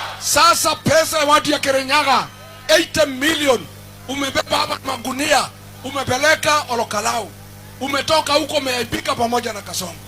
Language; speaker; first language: Swahili; non-native, local second language; Kikuyu